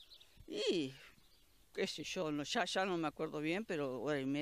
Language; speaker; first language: Spanish; native; Spanish